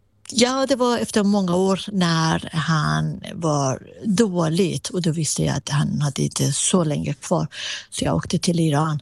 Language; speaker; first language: Swedish; non-native, fluent; Persian